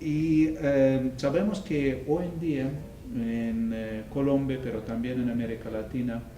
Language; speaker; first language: Spanish; non-native, fluent; Russian